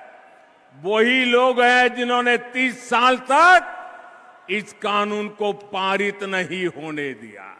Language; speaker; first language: Hindi; non-native, local second language; Gujarati